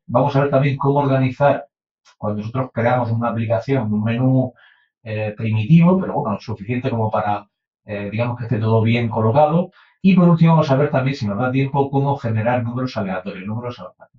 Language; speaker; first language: Spanish; native; Spanish